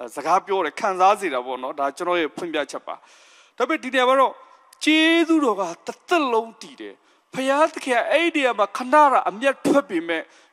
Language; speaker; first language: Burmese; non-native, local second language; S'gaw Karen